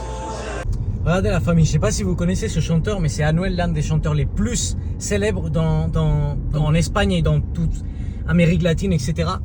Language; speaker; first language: French; native; French